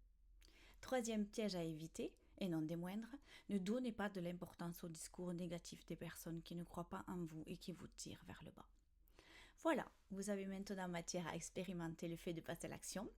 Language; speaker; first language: French; native; French